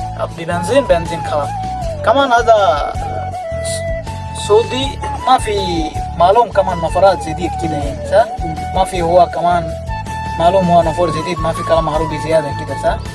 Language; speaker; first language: Arabic; non-native, learner; Bangla